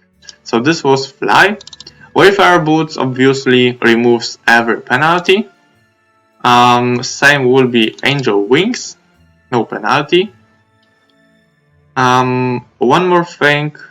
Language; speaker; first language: English; non-native, fluent; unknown